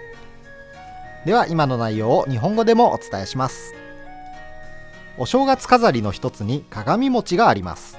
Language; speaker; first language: Japanese; native; Japanese